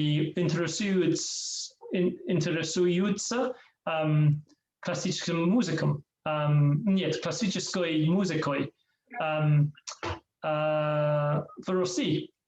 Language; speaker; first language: Russian; non-native, learner; English